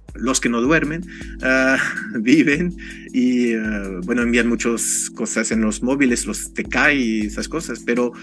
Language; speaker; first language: Spanish; non-native, fluent; French